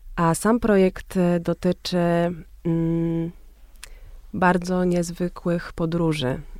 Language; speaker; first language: Polish; native; Polish